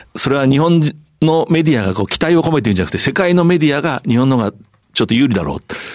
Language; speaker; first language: Japanese; native; Japanese